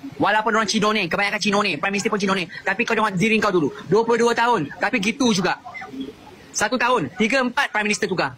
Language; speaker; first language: Malay; native; Malay